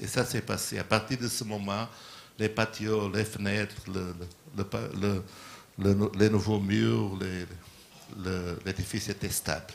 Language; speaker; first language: French; non-native, learner; Portuguese